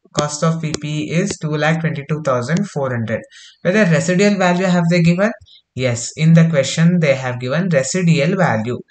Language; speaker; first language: English; non-native, local second language; Kannada